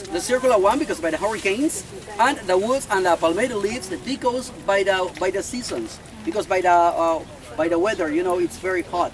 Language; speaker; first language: English; non-native, fluent; Spanish